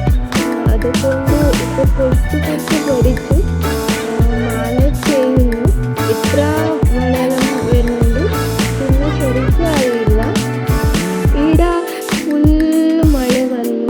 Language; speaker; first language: Malayalam; non-native, learner; Kannada